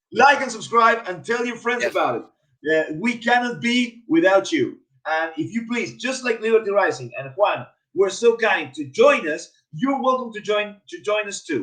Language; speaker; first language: English; non-native, fluent; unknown